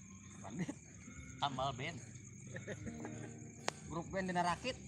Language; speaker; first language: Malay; non-native, local second language; Sundanese